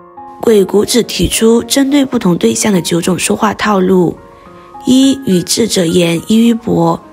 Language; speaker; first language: Chinese; native; Chinese